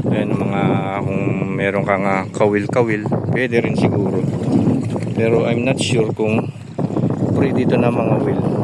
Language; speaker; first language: Filipino; non-native, local second language; Pampanga